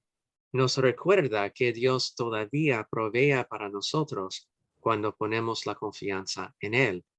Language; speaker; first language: Spanish; non-native, fluent; English